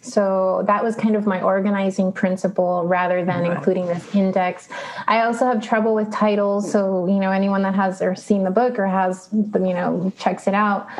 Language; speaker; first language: English; early bilingual, other home language; Spanish